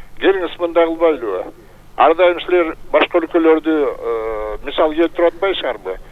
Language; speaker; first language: Kyrgyz; native; Kyrgyz